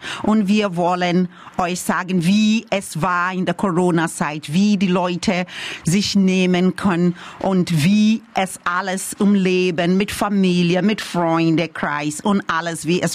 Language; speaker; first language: German; non-native, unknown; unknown